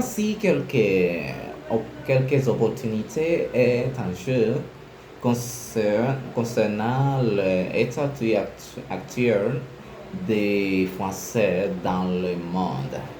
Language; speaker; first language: French; non-native, learner; Spanish